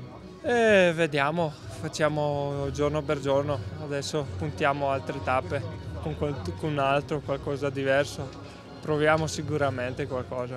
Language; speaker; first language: Italian; non-native, learner; Slovenian